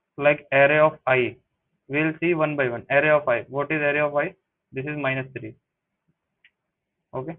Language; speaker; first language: English; non-native, local second language; Hindi